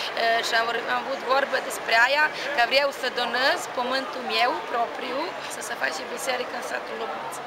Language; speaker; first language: Romanian; early bilingual, heritage; Romanian